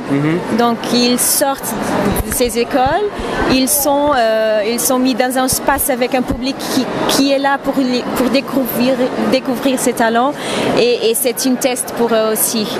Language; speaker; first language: French; non-native, fluent; Portuguese